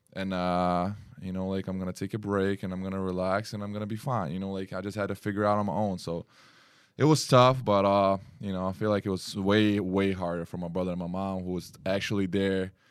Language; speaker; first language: English; non-native, fluent; Lithuanian